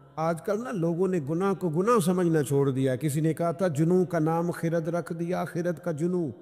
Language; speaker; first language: Urdu; non-native, local second language; Punjabi